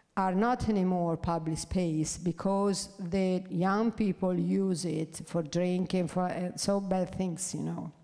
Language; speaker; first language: English; non-native, fluent; Italian